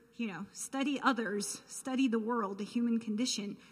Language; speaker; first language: English; early bilingual, other home language; Armenian